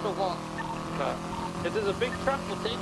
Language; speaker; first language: English; native; English